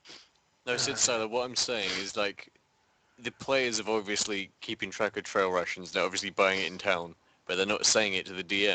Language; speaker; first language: English; native; English